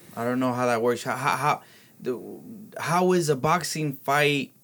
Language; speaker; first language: English; early bilingual, other home language; Spanish